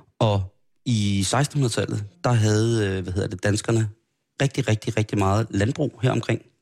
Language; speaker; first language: Danish; native; Danish